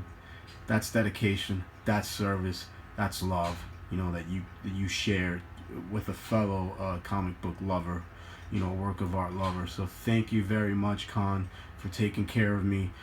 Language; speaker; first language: English; native; English